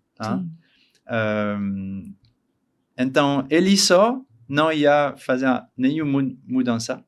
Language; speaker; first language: Portuguese; non-native, learner; French